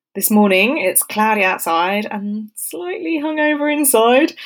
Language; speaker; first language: English; native; English